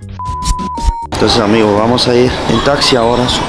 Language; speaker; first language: Spanish; non-native, fluent; Korean